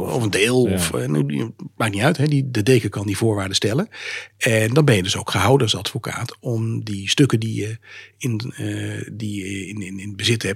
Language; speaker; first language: Dutch; native; Dutch